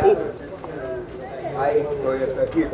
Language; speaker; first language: Russian; non-native, fluent; Lithuanian